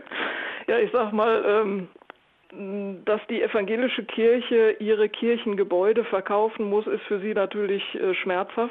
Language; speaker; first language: German; native; German